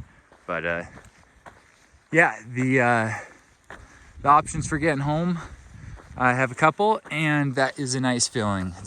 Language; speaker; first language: English; native; English